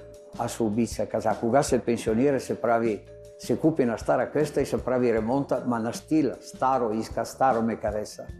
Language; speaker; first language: Bulgarian; non-native, learner; Italian